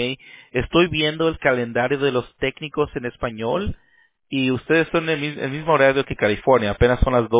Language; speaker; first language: Spanish; early bilingual, heritage; Spanish